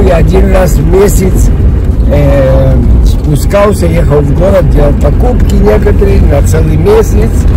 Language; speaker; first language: Russian; early bilingual, heritage; Russian